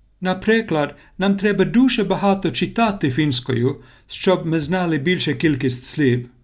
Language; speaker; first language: Ukrainian; non-native, learner; Finnish